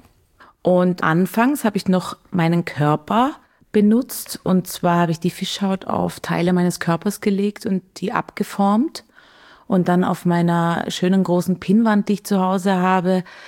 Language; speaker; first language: German; native; German